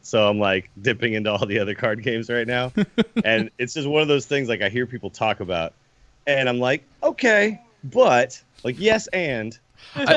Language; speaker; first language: English; native; English